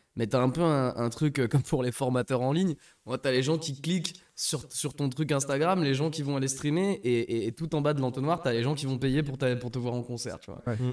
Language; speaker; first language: French; non-native, fluent; English